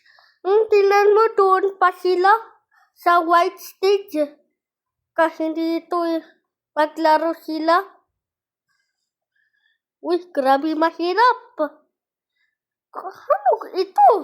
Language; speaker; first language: Filipino; non-native, learner; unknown